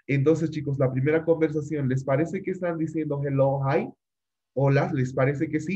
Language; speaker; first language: Spanish; native; Spanish